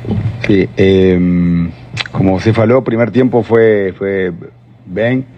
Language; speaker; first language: Portuguese; non-native, learner; Spanish